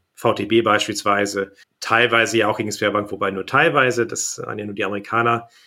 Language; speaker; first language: German; native; German